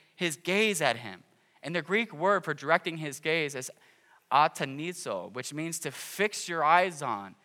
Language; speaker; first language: English; native; English